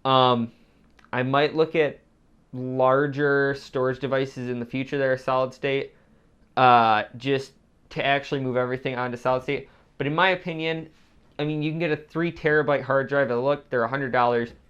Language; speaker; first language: English; native; English